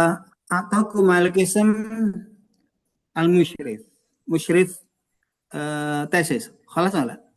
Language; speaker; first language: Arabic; non-native, fluent; Indonesian